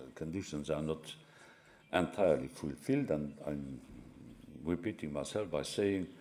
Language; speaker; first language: English; non-native, fluent; Luxembourgish